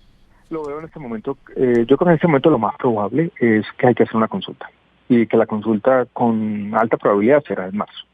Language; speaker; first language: Spanish; native; Spanish